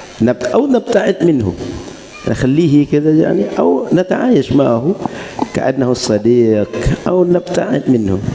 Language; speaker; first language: Arabic; non-native, fluent; Indonesian